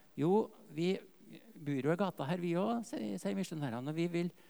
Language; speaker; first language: Norwegian; native; Norwegian